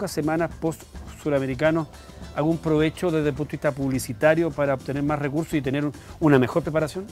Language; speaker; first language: Spanish; native; Spanish